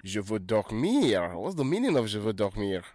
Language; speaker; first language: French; non-native, fluent; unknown